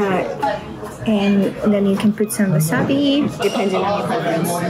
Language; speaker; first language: English; non-native, fluent; Russian